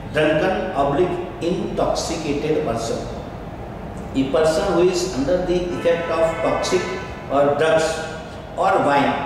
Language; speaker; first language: English; non-native, local second language; Gujarati